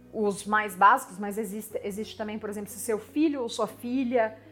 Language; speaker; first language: Portuguese; non-native, fluent; French